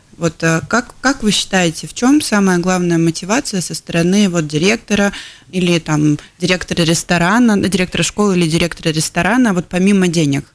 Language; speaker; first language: Russian; native; Russian